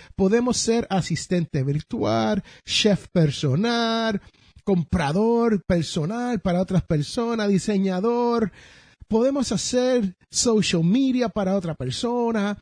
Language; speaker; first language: Spanish; early bilingual, heritage; Spanish